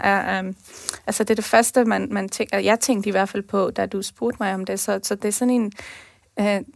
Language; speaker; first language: Danish; early bilingual, other home language; Persian